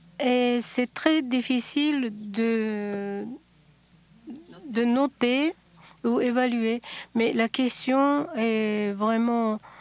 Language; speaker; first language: French; non-native, fluent; Japanese